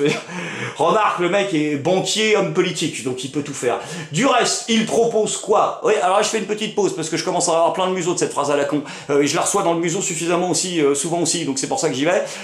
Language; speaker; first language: French; native; French